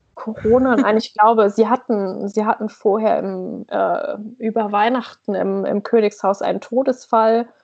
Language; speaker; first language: German; native; German